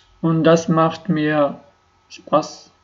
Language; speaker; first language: German; non-native, learner; Ukrainian